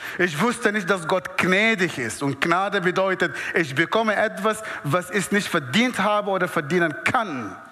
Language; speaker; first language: German; non-native, fluent; Arabic